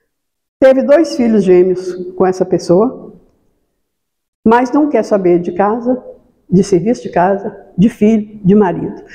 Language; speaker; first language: Portuguese; native; Portuguese